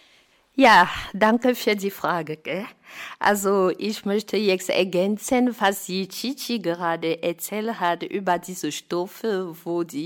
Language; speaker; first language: German; non-native, fluent; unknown